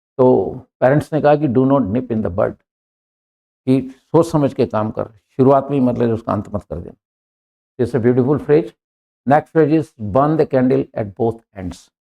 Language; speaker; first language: Hindi; native; Hindi